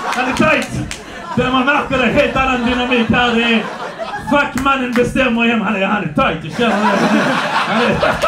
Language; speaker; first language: Swedish; early bilingual, other home language; Polish